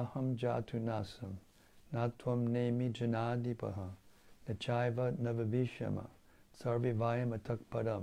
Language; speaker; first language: English; native; English